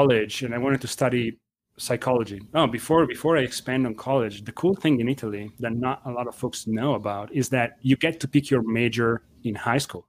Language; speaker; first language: English; non-native, fluent; Italian